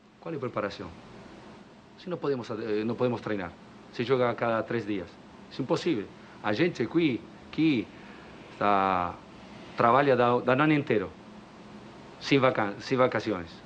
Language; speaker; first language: Portuguese; non-native, learner; Spanish